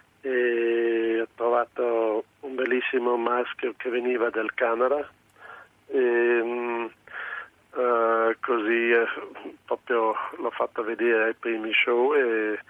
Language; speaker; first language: Italian; non-native, local second language; German